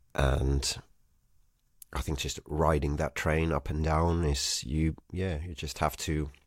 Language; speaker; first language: English; non-native, fluent; Finnish